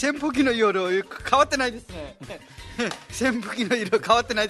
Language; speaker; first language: Japanese; non-native, fluent; Nepali